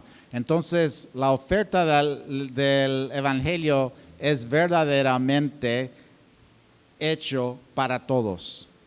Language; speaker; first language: Spanish; non-native, fluent; English